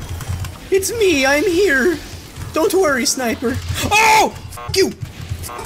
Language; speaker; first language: English; native; English